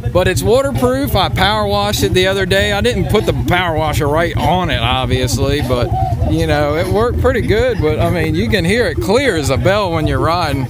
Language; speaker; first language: English; native; English